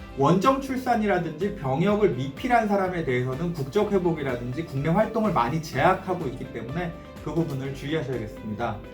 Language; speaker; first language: Korean; native; Korean